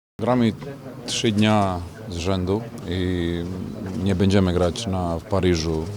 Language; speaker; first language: Polish; non-native, learner; Serbian